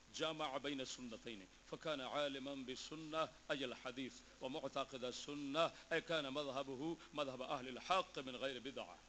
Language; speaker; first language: Urdu; native; Urdu